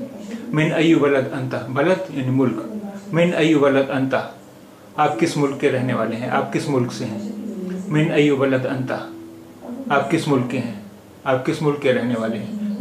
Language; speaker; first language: Urdu; native; Urdu